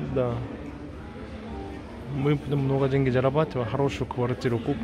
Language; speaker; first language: Russian; non-native, learner; Korean